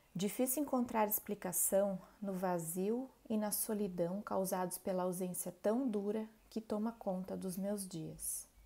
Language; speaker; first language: Portuguese; native; Portuguese